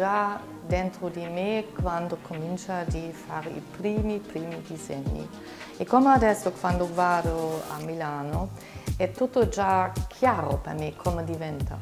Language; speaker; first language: Italian; non-native, fluent; German